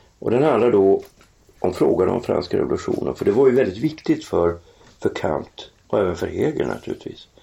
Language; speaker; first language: Swedish; native; Swedish